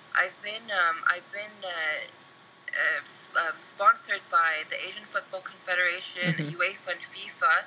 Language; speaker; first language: English; native; English